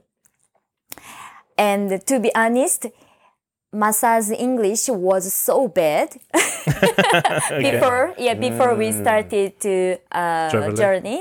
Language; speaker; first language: English; non-native, fluent; Korean